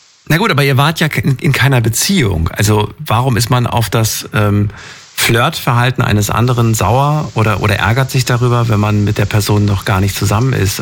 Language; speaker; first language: German; native; German